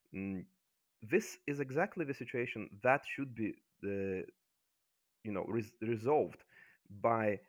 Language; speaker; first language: English; non-native, fluent; Azerbaijani